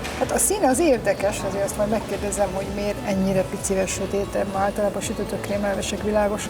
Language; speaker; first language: Hungarian; native; Hungarian